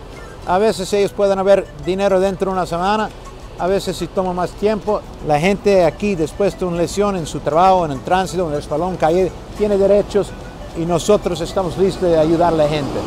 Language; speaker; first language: Spanish; non-native, fluent; English